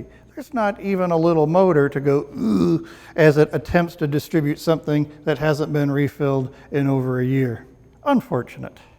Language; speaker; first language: English; native; English